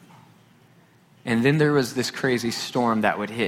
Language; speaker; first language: English; native; English